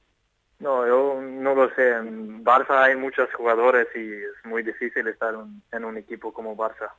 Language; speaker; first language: Spanish; non-native, fluent; Swedish